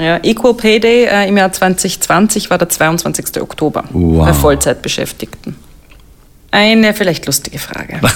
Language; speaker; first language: German; native; German